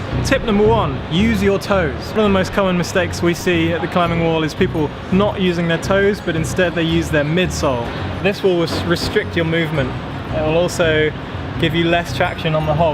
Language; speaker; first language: English; native; English